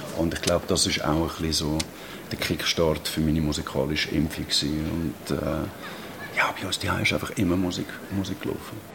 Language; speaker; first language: German; native; German